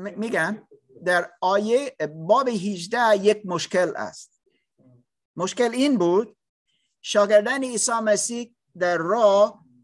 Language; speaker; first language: Persian; non-native, learner; English